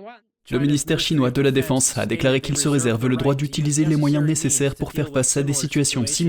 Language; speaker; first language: French; native; French